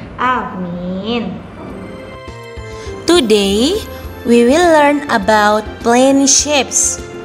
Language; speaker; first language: English; non-native, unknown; Indonesian